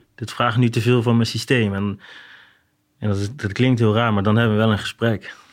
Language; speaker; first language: Dutch; native; Dutch